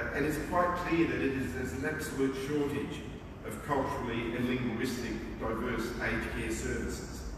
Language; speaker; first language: English; early bilingual, other home language; Greek